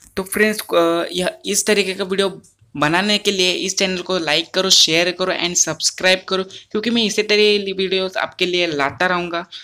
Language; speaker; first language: Hindi; non-native, local second language; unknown